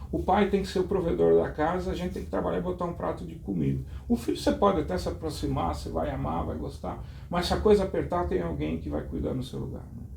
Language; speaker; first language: Portuguese; native; Portuguese